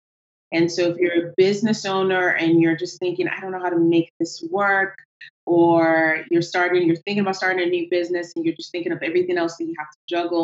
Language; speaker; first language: English; non-native, local second language; Yoruba